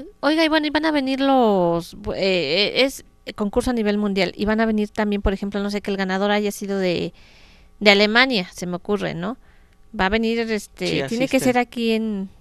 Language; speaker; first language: Spanish; native; Spanish